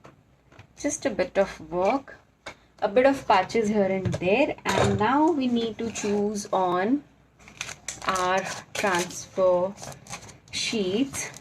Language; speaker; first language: English; non-native, local second language; Hindi